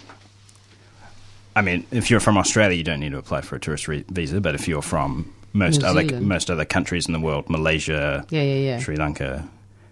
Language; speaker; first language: English; native; English